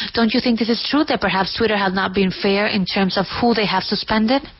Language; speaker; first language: English; non-native, fluent; Spanish